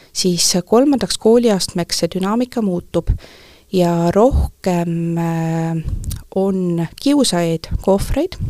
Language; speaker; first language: Estonian; early bilingual, heritage; Estonian